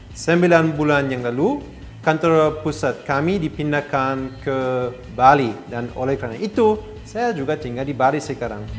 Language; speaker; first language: Indonesian; non-native, fluent; German